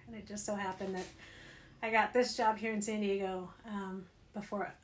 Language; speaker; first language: English; native; English